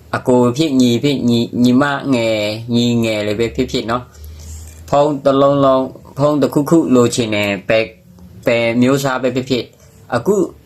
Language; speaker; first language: Burmese; non-native, local second language; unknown